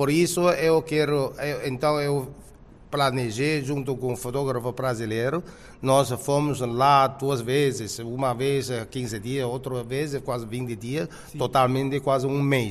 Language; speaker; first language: Portuguese; non-native, fluent; Chinese